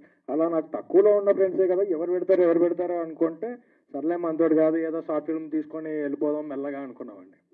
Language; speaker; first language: Telugu; native; Telugu